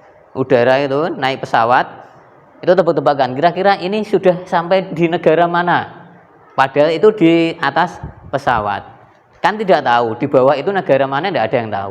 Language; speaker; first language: Indonesian; native; Indonesian